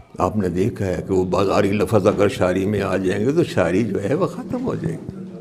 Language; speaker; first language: Urdu; non-native, local second language; Punjabi